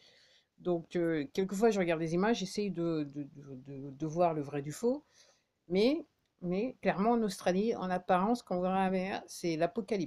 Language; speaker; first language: French; native; French